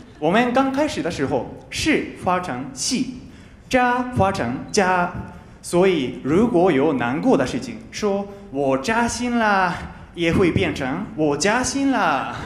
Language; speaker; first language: Chinese; non-native, fluent; Japanese